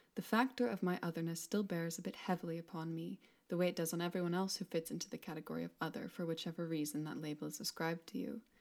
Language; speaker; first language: English; non-native, fluent; Spanish